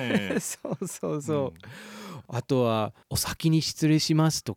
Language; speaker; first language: Japanese; non-native, fluent; English